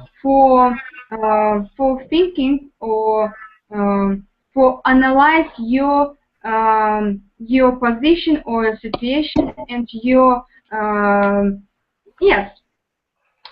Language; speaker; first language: English; non-native, learner; Russian